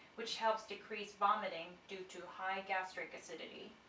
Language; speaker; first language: English; non-native, fluent; Japanese